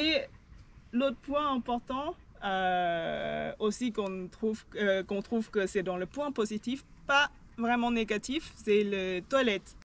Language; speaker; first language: French; non-native, learner; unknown